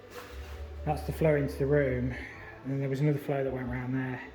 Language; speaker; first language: English; native; English